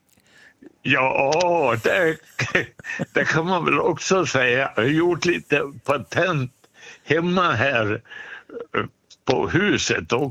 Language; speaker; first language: Swedish; native; Swedish